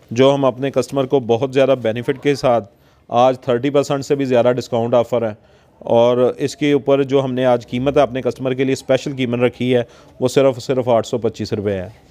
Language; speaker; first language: Urdu; non-native, local second language; Punjabi